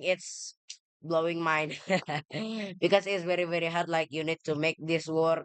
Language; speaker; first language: English; non-native, learner; Indonesian